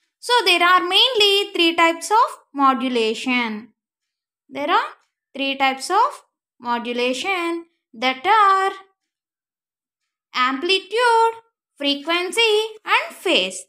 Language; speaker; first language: English; non-native, local second language; Telugu